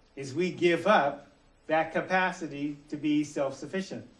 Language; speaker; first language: English; native; English